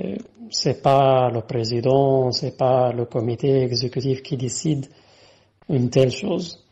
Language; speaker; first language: French; non-native, fluent; Arabic